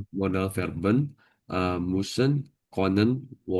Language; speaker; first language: German; non-native, learner; Indonesian